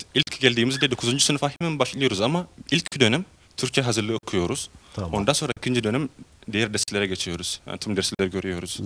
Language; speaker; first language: Turkish; non-native, fluent; Oromo